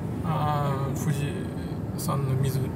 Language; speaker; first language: Japanese; non-native, fluent; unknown